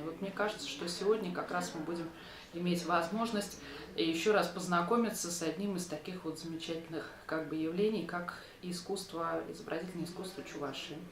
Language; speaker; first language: Russian; native; Russian